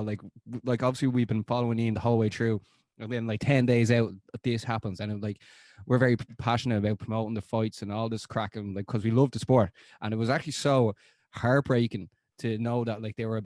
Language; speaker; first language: English; native; English